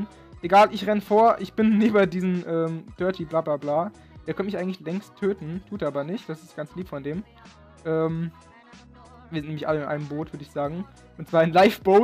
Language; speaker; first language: German; native; German